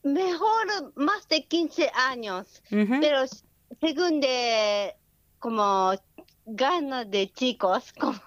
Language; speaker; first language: Spanish; non-native, learner; Japanese